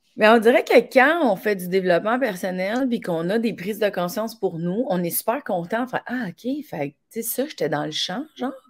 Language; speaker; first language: French; native; French